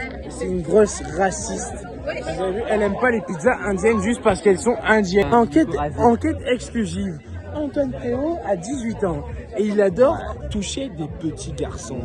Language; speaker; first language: French; native; French